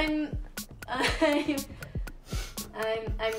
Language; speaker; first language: English; non-native, learner; Japanese